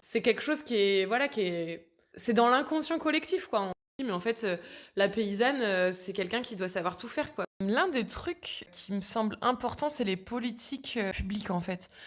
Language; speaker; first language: French; native; French